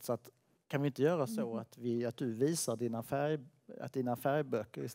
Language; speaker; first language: Swedish; native; Swedish